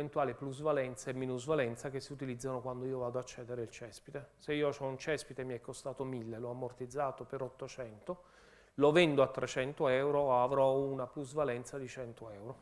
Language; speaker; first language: Italian; native; Italian